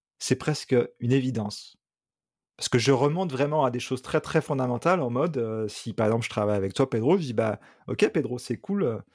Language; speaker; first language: French; native; French